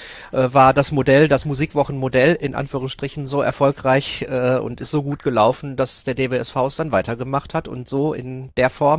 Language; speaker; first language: German; native; German